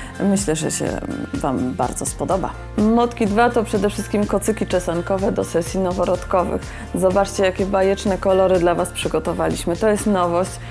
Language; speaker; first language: Polish; native; Polish